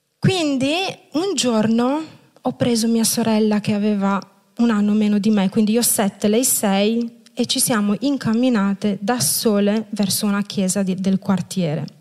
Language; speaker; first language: Italian; non-native, fluent; Romanian